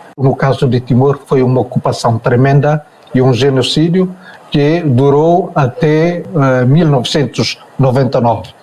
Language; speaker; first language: Portuguese; non-native, local second language; Tetum